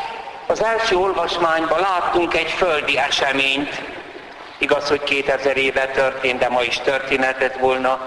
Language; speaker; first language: Hungarian; native; Hungarian